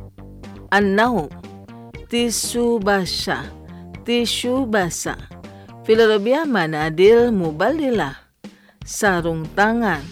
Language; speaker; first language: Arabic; non-native, fluent; Indonesian